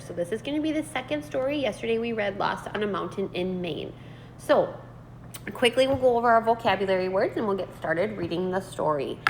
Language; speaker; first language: English; native; English